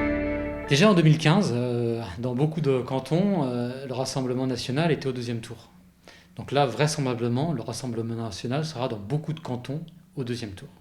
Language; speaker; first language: French; native; French